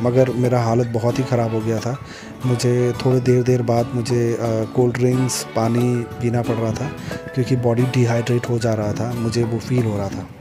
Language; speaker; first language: Hindi; native; Hindi